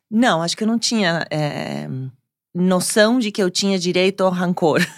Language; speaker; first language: Portuguese; non-native, fluent; Spanish